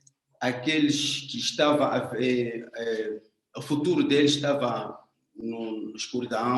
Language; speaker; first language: Portuguese; non-native, learner; Swahili